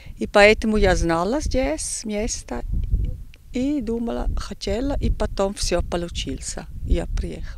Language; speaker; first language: Russian; non-native, learner; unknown